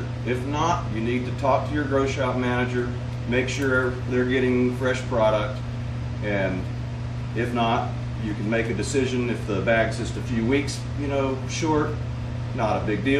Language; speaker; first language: English; native; English